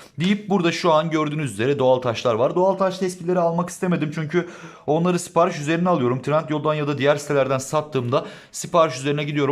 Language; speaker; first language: Turkish; native; Turkish